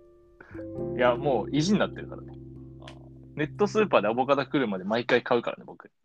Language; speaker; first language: Japanese; native; Japanese